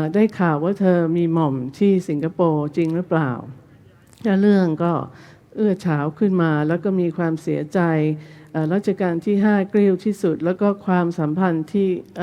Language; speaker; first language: Thai; non-native, fluent; English